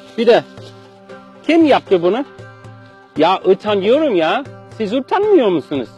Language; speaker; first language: Turkish; non-native, fluent; English